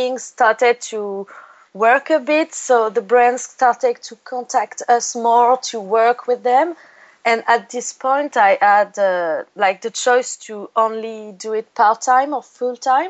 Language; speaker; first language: English; non-native, fluent; French